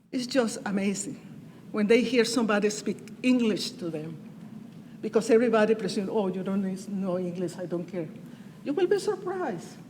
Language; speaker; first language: English; non-native, fluent; Spanish